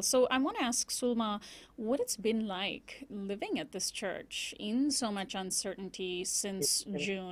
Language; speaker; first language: English; native; English